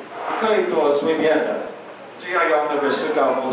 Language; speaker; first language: Chinese; non-native, learner; English